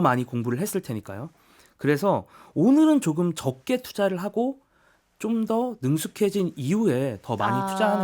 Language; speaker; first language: Korean; native; Korean